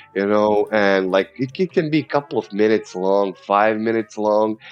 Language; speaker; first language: English; non-native, fluent; Serbian